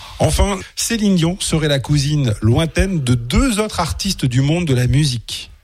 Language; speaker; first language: French; native; French